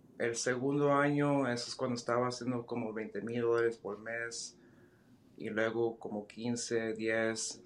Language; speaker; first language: Spanish; early bilingual, heritage; Spanish